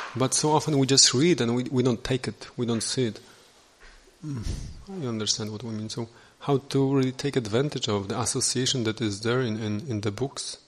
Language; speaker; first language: English; non-native, fluent; Polish